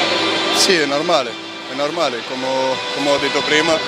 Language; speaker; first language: Italian; non-native, learner; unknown